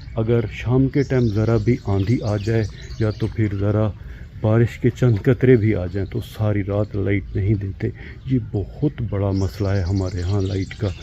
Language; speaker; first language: Urdu; non-native, local second language; Punjabi